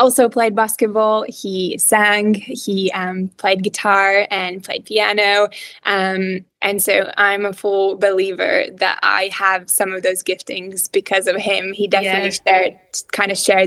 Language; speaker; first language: English; non-native, fluent; Latvian